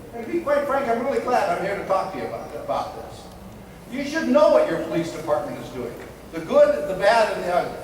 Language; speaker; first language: English; native; English